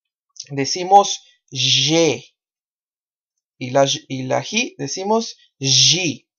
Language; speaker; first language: Spanish; non-native, fluent; Portuguese